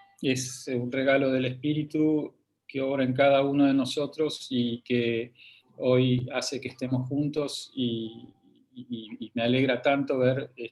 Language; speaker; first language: Spanish; native; Spanish